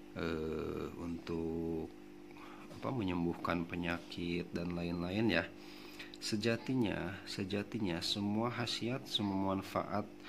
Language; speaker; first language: Indonesian; non-native, local second language; Sundanese